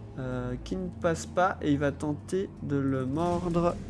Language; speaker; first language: French; native; French